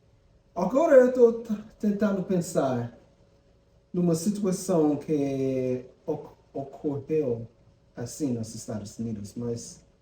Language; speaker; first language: Portuguese; non-native, learner; English